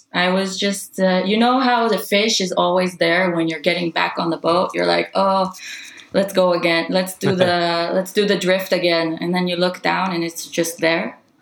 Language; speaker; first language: English; non-native, fluent; Hebrew